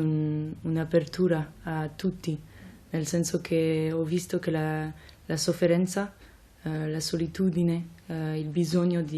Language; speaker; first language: Italian; non-native, fluent; French